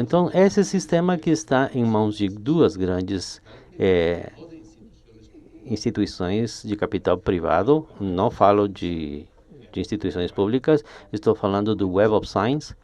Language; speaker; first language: Portuguese; non-native, fluent; Spanish